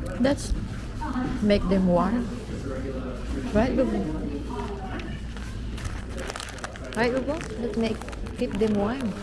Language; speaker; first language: English; non-native, learner; Filipino